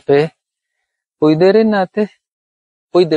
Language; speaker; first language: Filipino; non-native, learner; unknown